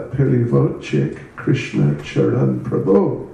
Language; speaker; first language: Russian; non-native, learner; English